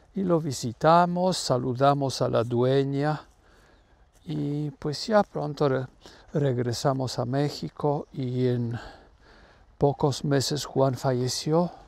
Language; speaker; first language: Spanish; non-native, fluent; Polish